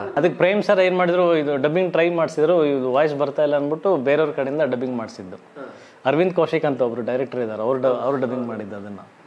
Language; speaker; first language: Kannada; native; Kannada